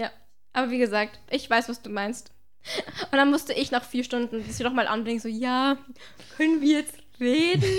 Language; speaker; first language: German; native; German